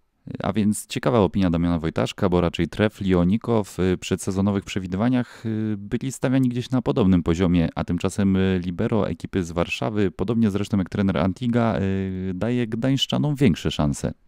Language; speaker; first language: Polish; native; Polish